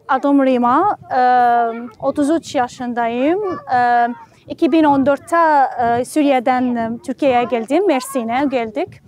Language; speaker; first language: Turkish; non-native, learner; Arabic